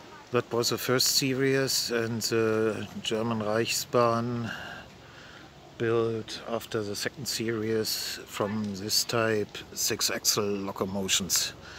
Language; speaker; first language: English; non-native, learner; German